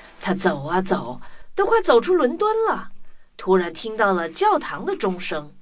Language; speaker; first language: Chinese; native; Chinese